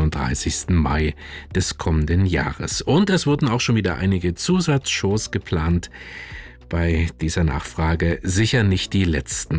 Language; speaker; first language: German; native; German